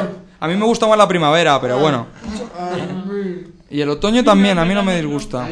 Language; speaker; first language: Spanish; native; Spanish